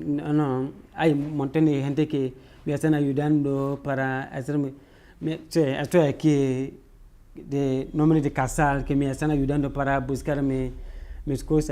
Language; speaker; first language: Spanish; non-native, learner; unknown